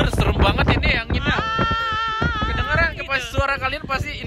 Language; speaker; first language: Indonesian; native; Indonesian